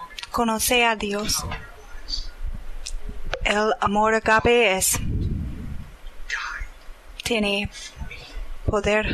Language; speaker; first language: Spanish; non-native, learner; English